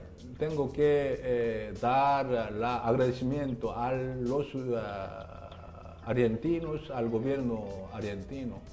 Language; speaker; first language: Spanish; non-native, learner; Korean